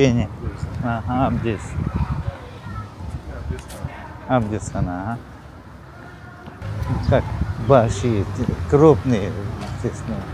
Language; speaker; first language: Russian; non-native, learner; Uzbek